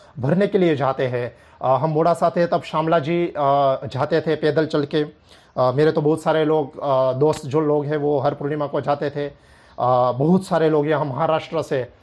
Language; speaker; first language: Hindi; non-native, local second language; Gujarati